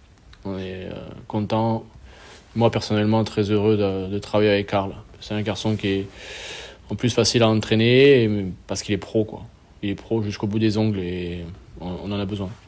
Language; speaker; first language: French; native; French